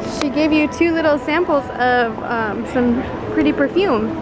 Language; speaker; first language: English; native; English